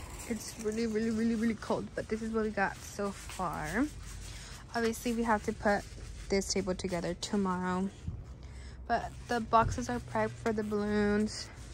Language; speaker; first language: English; early bilingual, other home language; Spanish